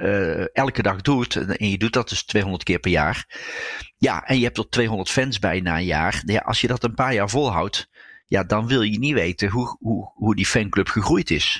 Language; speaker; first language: Dutch; native; Dutch